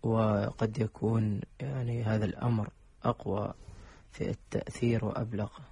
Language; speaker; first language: Arabic; native; Arabic